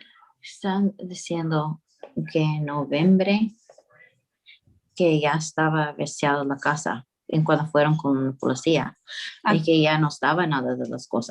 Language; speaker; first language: Spanish; early bilingual, heritage; Spanish